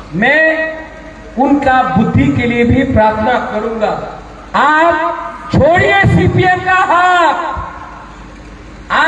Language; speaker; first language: Hindi; non-native, local second language; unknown